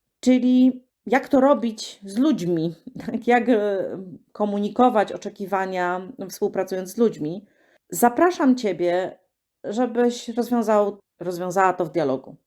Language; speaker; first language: Polish; native; Polish